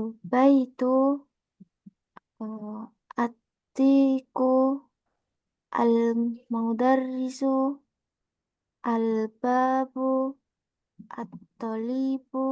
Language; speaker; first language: Arabic; non-native, learner; Indonesian